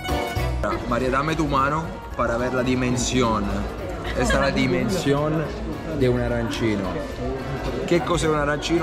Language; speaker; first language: Spanish; non-native, fluent; Italian